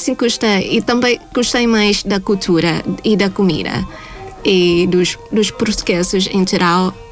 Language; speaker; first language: Portuguese; non-native, fluent; Thai